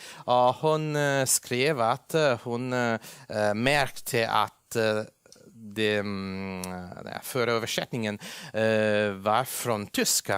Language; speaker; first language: Swedish; non-native, fluent; Italian